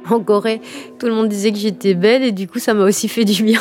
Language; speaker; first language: French; native; French